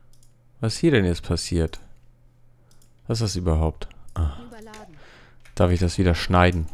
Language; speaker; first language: German; native; German